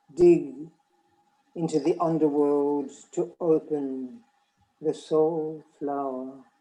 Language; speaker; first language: English; non-native, fluent; Lithuanian